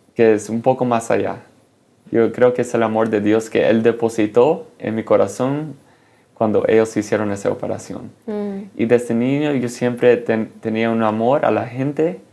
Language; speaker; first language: Spanish; early bilingual, heritage; Spanish